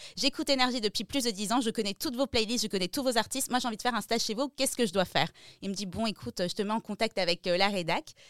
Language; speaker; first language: French; native; French